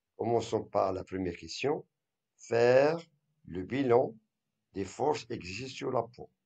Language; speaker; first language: French; non-native, local second language; Arabic